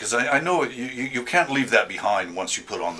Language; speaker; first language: English; native; English